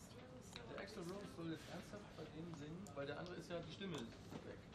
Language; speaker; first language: German; native; German